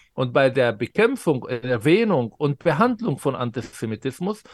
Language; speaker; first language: German; non-native, fluent; Arabic